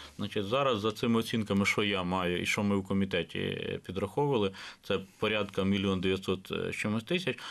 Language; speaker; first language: Ukrainian; native; Ukrainian